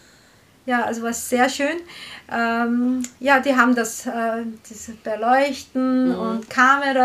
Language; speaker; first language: German; non-native, learner; Korean